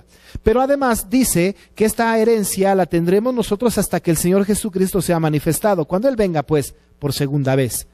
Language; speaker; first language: Spanish; native; Spanish